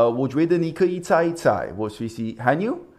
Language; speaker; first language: Chinese; non-native, learner; English